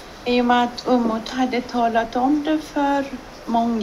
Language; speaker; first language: Swedish; non-native, fluent; Turkish